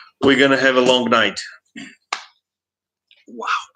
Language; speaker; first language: English; non-native, fluent; Russian